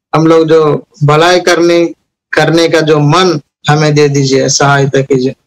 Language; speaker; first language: Hindi; non-native, local second language; Telugu